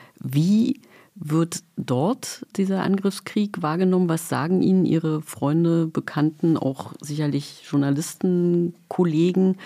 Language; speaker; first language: German; native; German